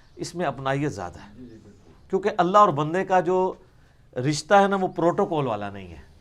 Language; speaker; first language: Urdu; non-native, local second language; Punjabi